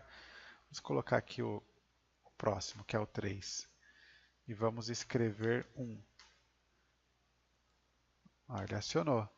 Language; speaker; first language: Portuguese; native; Portuguese